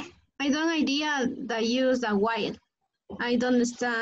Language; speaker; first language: English; non-native, learner; Spanish